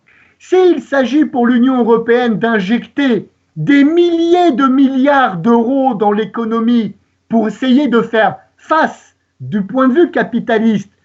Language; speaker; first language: French; native; French